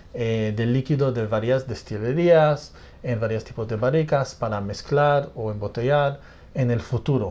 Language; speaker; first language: Spanish; non-native, fluent; English